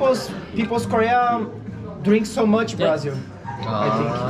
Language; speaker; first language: English; non-native, learner; Portuguese